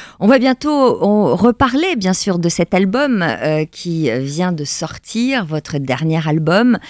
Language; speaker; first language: French; native; French